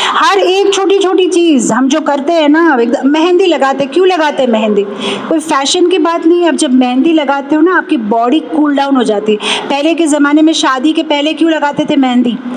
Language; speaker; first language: Hindi; non-native, local second language; Telugu